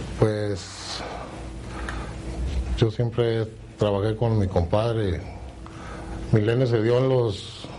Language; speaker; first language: Spanish; native; Spanish